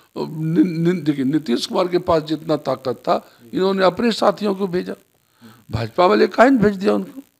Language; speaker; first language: Hindi; native; Hindi